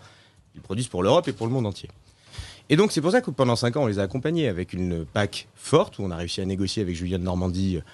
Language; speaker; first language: French; native; French